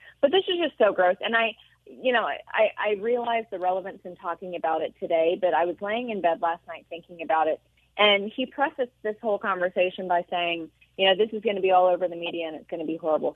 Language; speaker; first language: English; native; English